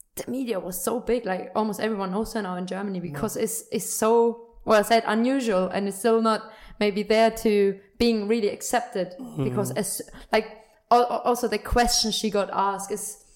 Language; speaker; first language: English; non-native, fluent; German